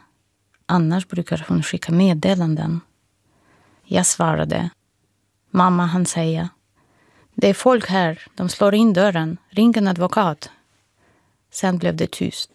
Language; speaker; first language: Swedish; non-native, fluent; Russian